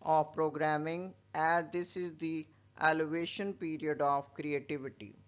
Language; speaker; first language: English; non-native, local second language; Punjabi